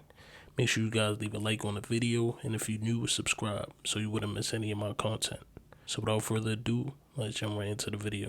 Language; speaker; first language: English; native; English